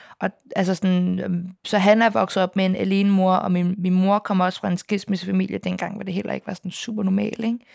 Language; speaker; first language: Danish; native; Danish